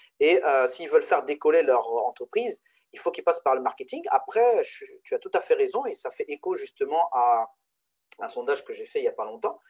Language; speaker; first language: French; non-native, local second language; Arabic